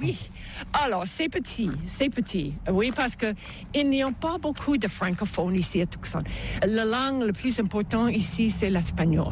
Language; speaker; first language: French; non-native, fluent; English